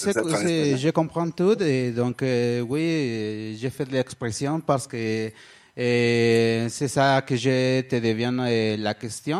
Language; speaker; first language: French; non-native, learner; Spanish